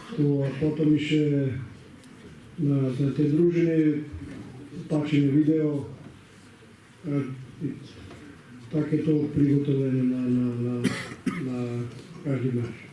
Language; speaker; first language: Slovak; non-native, learner; Slovenian